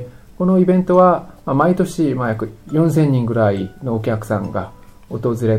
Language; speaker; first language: Japanese; non-native, fluent; Korean